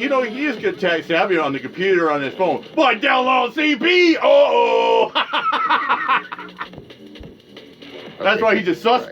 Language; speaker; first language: English; native; English